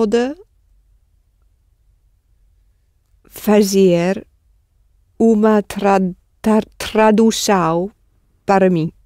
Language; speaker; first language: Portuguese; non-native, learner; English